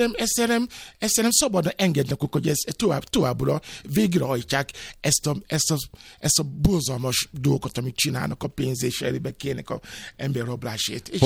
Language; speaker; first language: Hungarian; non-native, fluent; Yoruba